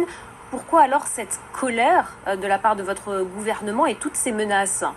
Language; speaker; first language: French; native; French